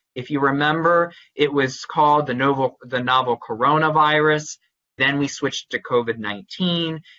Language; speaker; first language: English; native; English